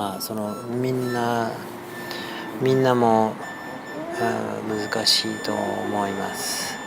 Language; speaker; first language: Japanese; non-native, fluent; French